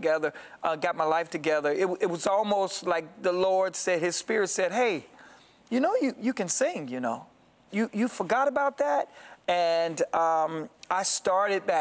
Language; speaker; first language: English; native; English